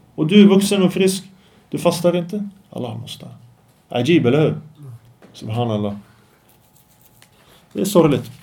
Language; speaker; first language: Swedish; early bilingual, other home language; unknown